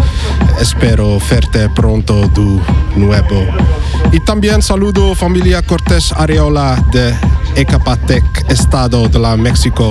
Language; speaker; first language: Spanish; non-native, fluent; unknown